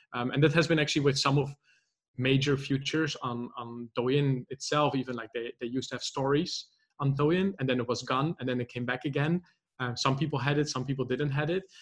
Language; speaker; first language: English; non-native, fluent; Dutch